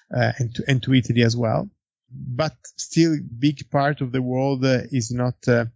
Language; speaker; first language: English; non-native, fluent; Italian